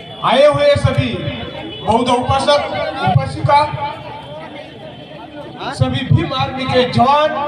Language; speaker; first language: Hindi; native; Hindi